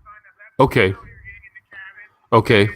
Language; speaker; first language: English; native; English